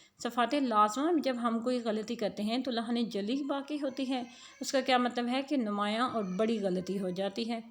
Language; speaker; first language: Urdu; native; Urdu